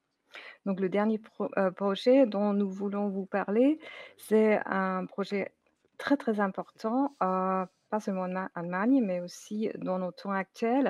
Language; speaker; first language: French; non-native, fluent; German